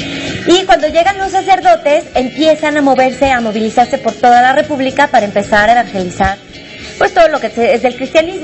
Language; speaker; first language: Spanish; native; Spanish